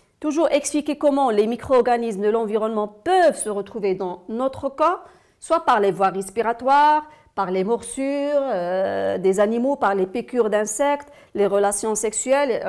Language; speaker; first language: French; non-native, local second language; Arabic